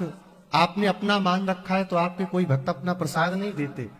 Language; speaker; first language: Hindi; native; Hindi